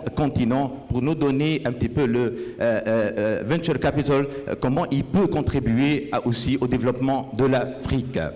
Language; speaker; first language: French; non-native, local second language; Arabic